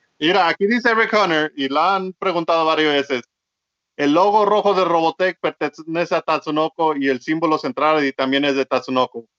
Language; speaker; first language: Spanish; early bilingual, heritage; Spanish